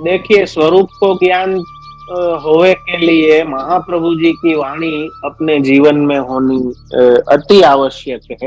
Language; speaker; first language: Hindi; non-native, local second language; Gujarati